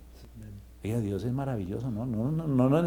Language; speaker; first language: Spanish; native; Spanish